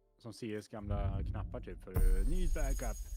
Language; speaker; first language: Swedish; native; Swedish